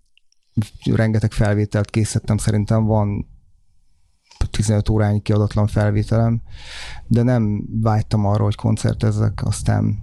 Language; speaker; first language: Hungarian; native; Hungarian